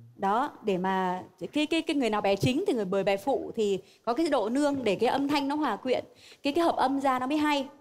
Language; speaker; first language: Vietnamese; native; Vietnamese